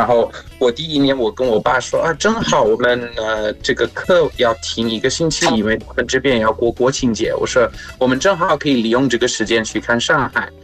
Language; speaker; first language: Chinese; non-native, fluent; Portuguese